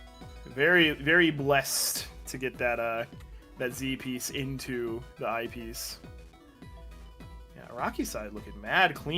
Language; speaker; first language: English; native; English